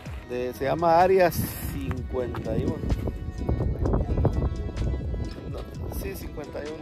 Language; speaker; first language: Spanish; native; Spanish